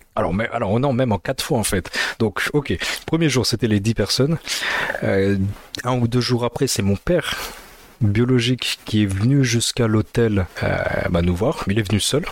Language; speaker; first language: French; early bilingual, other home language; Amharic